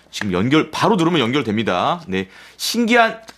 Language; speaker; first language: Korean; native; Korean